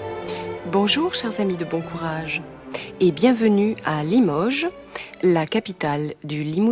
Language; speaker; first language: French; non-native, fluent; German